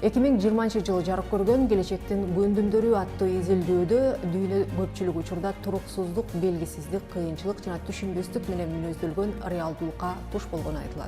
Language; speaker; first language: Kyrgyz; native; Kyrgyz